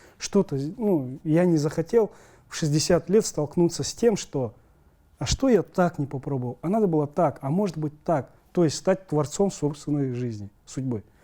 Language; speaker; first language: Russian; native; Russian